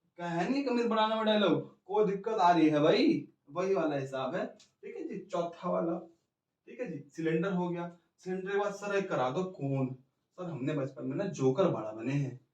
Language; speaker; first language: Hindi; native; Hindi